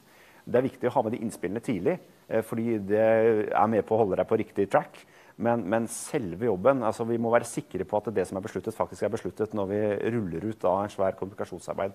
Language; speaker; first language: Norwegian; native; Norwegian